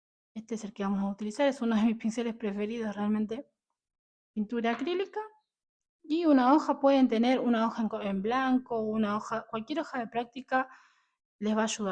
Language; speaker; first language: Spanish; native; Spanish